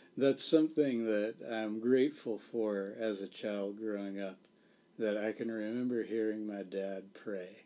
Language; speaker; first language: English; native; English